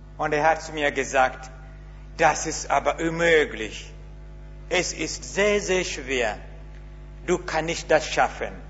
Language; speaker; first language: German; non-native, learner; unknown